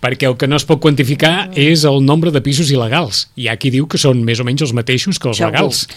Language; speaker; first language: Catalan; native; Catalan